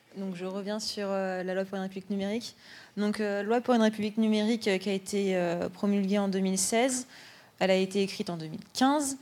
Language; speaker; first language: French; native; French